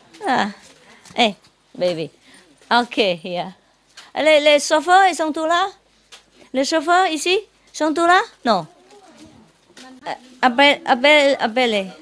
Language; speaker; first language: French; non-native, learner; Vietnamese